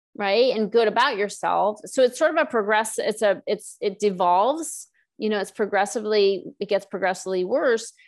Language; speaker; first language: English; native; English